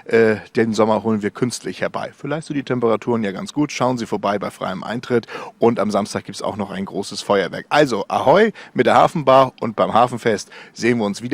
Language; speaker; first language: German; native; German